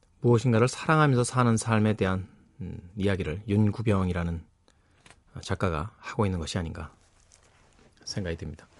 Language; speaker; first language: Korean; native; Korean